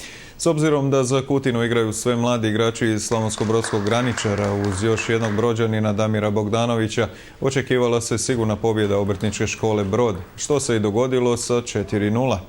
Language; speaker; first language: Croatian; native; Croatian